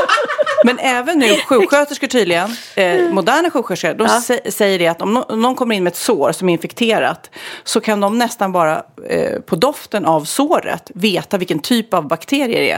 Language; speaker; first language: Swedish; native; Swedish